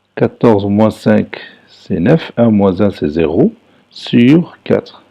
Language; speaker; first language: French; non-native, local second language; Arabic